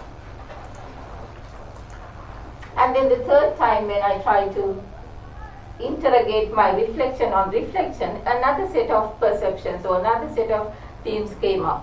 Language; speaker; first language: English; non-native, local second language; Sinhala